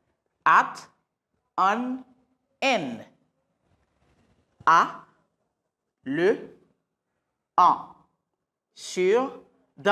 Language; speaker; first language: French; non-native, local second language; Haitian Creole